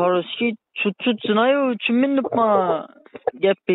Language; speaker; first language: Russian; non-native, learner; Uzbek